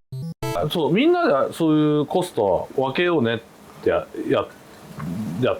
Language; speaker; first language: Japanese; native; Japanese